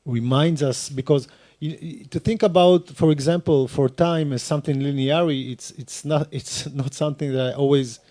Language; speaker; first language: English; non-native, fluent; Hebrew